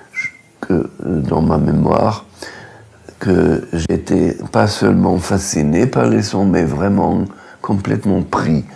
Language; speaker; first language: French; non-native, fluent; German